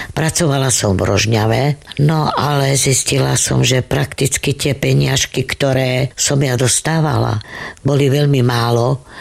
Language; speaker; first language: Slovak; non-native, local second language; Romany